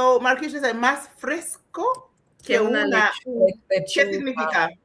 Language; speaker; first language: Spanish; non-native, fluent; English